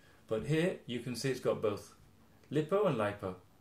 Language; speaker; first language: English; native; English